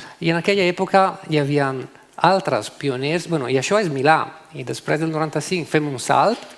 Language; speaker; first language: Catalan; non-native, fluent; Italian